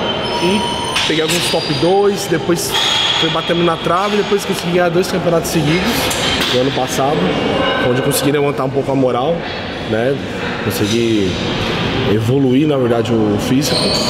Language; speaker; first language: Portuguese; native; Portuguese